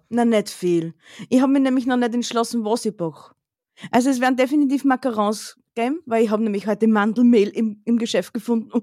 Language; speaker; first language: German; native; German